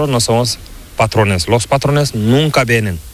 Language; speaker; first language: Spanish; non-native, learner; Fula